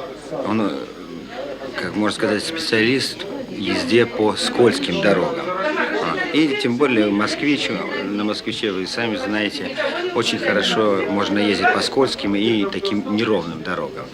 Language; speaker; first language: Russian; native; Russian